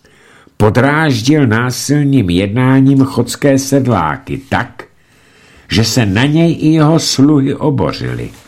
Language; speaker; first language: Czech; native; Czech